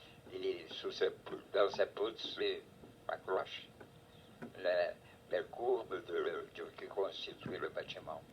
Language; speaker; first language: French; non-native, fluent; Portuguese